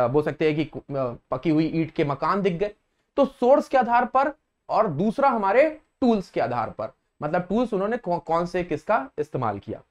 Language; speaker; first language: Hindi; native; Hindi